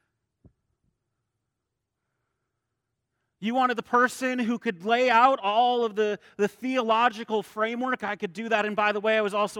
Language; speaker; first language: English; native; English